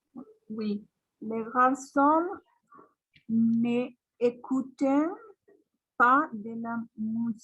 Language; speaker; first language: French; non-native, learner; Spanish